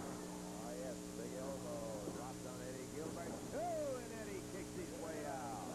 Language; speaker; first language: English; native; English